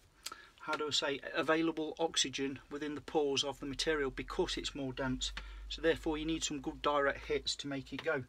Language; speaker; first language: English; native; English